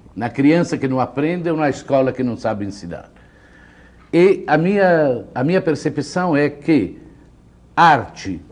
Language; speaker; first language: Portuguese; non-native, fluent; Italian